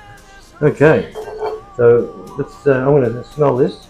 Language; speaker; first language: English; native; English